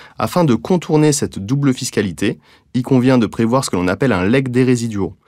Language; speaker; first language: French; native; French